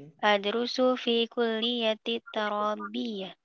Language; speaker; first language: Arabic; non-native, learner; Indonesian